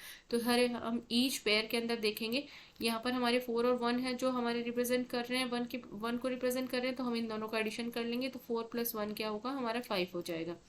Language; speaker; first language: Hindi; native; Hindi